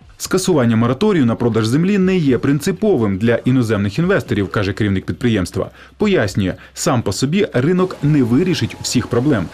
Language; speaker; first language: Ukrainian; native; Ukrainian